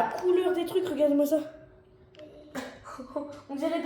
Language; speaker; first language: French; native; French